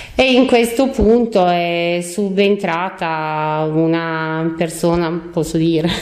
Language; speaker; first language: Italian; non-native, fluent; Croatian